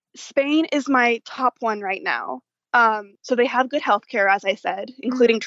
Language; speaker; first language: English; native; English